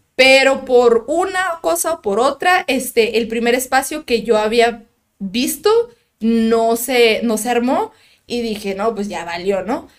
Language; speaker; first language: Spanish; native; Spanish